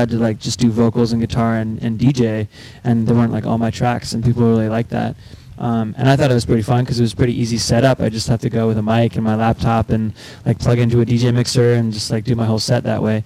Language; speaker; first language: English; native; English